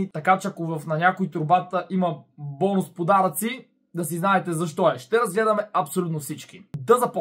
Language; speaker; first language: Bulgarian; native; Bulgarian